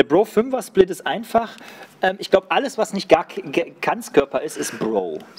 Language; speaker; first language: German; native; German